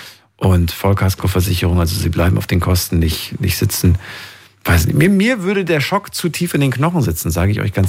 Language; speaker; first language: German; native; German